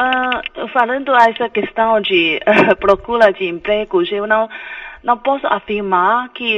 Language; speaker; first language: Portuguese; non-native, fluent; Chinese